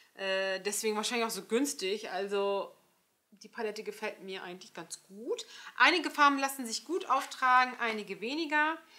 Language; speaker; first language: German; early bilingual, other home language; Turkish